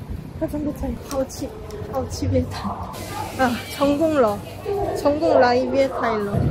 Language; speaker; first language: Chinese; non-native, learner; Korean